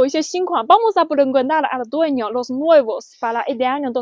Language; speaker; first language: Spanish; non-native, learner; Chinese